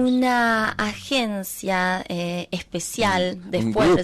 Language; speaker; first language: Spanish; native; Spanish